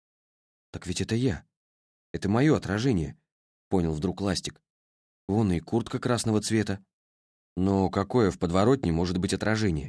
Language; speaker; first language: Russian; native; Russian